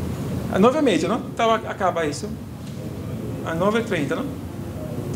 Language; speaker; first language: Portuguese; non-native, fluent; Italian